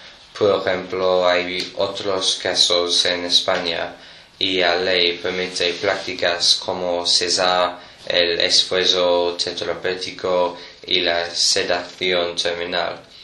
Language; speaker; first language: Spanish; non-native, learner; English